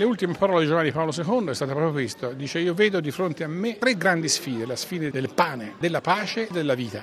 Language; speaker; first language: Italian; native; Italian